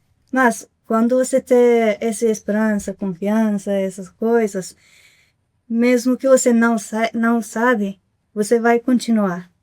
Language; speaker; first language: Portuguese; non-native, fluent; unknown